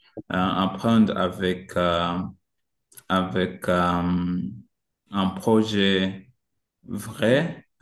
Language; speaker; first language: French; non-native, learner; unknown